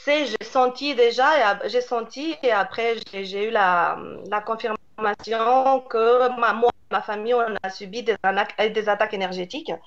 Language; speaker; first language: French; non-native, fluent; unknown